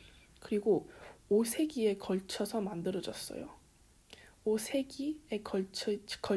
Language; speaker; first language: Korean; early bilingual, heritage; Korean